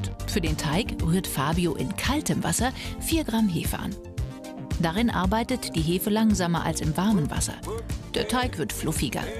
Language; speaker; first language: German; native; German